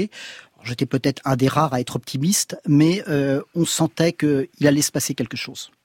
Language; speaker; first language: French; native; French